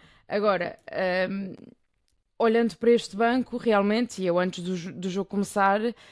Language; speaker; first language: Portuguese; native; Portuguese